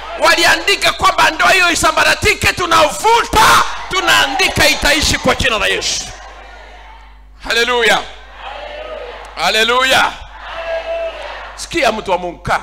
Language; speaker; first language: Swahili; non-native, local second language; Gusii